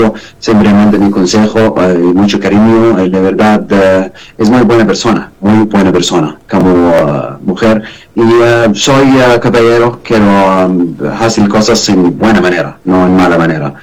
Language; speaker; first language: Spanish; non-native, learner; Arabic